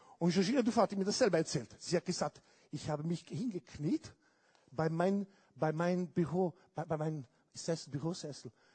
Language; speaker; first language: German; non-native, fluent; Italian